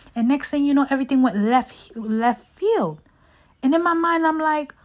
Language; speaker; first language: English; native; English